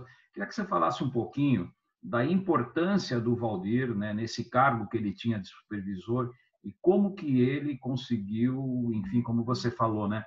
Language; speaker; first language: Portuguese; native; Portuguese